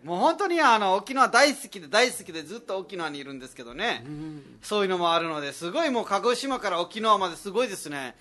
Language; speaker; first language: Japanese; non-native, fluent; Nepali